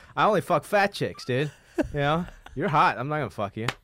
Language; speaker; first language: English; non-native, local second language; Cantonese